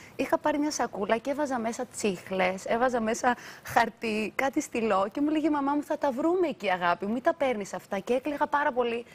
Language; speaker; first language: Greek; early bilingual, other home language; Albanian